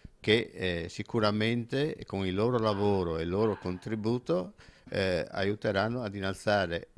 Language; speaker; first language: Italian; native; Italian